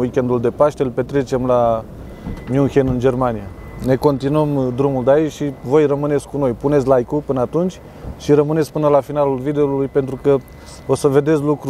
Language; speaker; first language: Romanian; native; Romanian